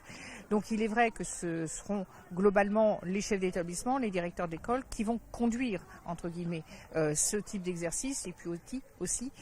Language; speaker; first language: French; native; French